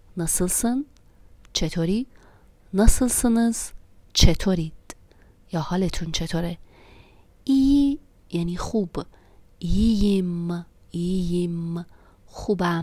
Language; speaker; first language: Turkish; non-native, fluent; Persian